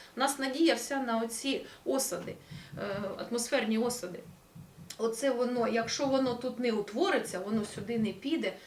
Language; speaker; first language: Ukrainian; native; Ukrainian